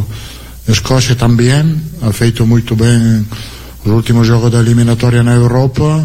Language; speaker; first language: Portuguese; non-native, learner; Italian